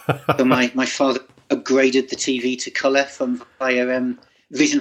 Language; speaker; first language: English; native; English